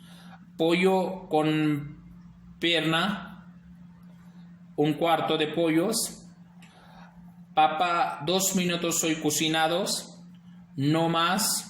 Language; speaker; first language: Spanish; non-native, learner; Urdu